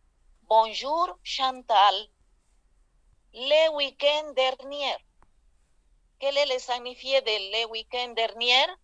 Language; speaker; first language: French; non-native, fluent; Spanish